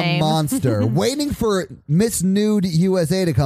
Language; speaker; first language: English; native; English